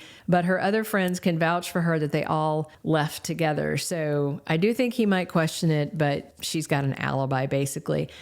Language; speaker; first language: English; native; English